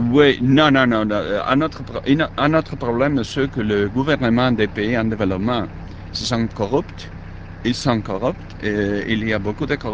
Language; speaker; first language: French; non-native, learner; Spanish